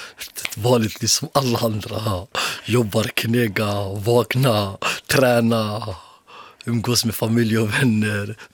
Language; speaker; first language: Swedish; early bilingual, other home language; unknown